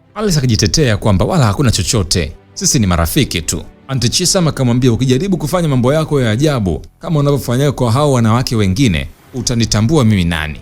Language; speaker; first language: Swahili; native; Swahili